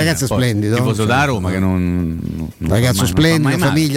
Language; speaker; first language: Italian; native; Italian